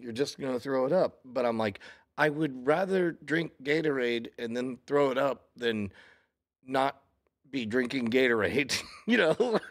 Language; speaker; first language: English; native; English